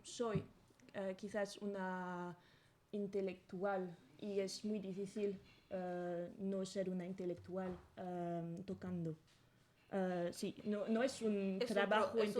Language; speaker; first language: Spanish; non-native, learner; French